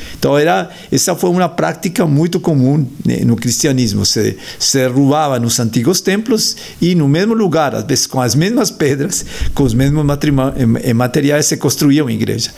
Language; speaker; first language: Portuguese; non-native, fluent; Spanish